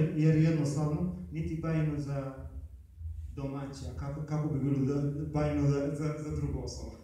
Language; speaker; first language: Bosnian; non-native, fluent; Arabic